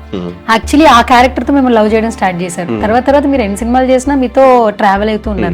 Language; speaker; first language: Telugu; native; Telugu